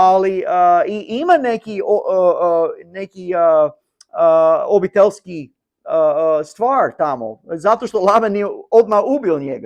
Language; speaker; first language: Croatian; non-native, learner; English